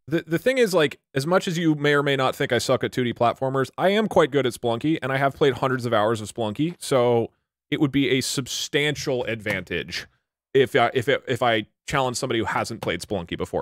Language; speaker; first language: English; native; English